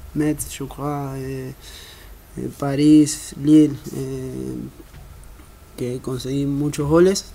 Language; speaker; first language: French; non-native, learner; Spanish